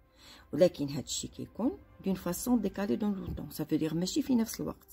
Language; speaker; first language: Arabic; native; Arabic